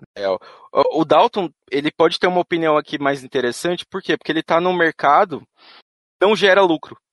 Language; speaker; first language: Portuguese; native; Portuguese